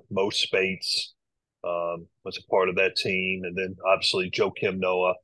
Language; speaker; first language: English; native; English